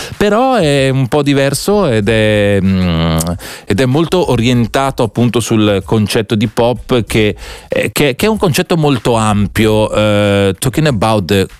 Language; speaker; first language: Italian; native; Italian